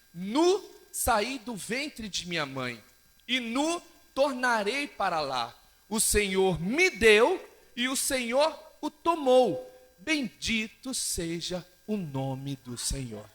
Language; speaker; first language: Portuguese; native; Portuguese